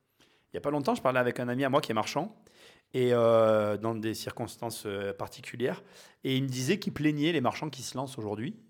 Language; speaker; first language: French; native; French